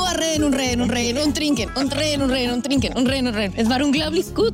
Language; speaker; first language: German; non-native, learner; Spanish